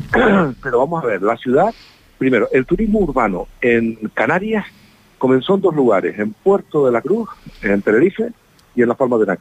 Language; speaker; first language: Spanish; native; Spanish